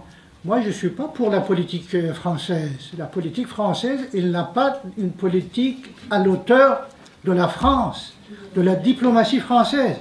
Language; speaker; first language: French; non-native, fluent; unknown